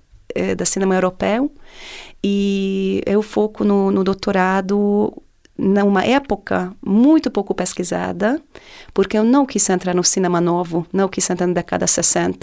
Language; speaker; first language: Portuguese; non-native, fluent; Hungarian